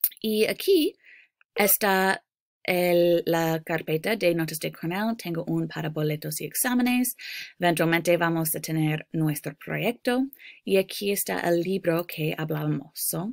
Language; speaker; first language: Spanish; non-native, fluent; English